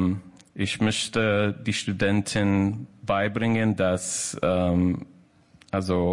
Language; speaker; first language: German; non-native, learner; English